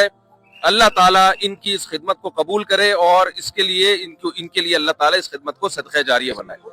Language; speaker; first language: Urdu; native; Urdu